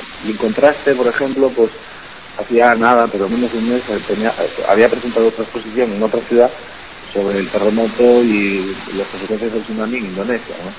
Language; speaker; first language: Spanish; native; Spanish